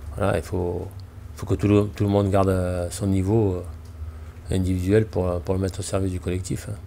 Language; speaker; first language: French; native; French